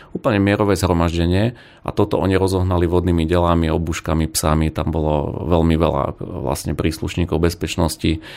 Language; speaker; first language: Slovak; native; Slovak